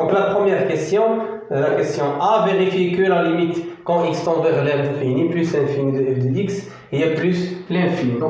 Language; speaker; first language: French; non-native, local second language; Arabic